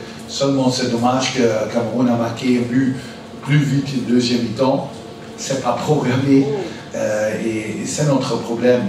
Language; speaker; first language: French; non-native, learner; Dutch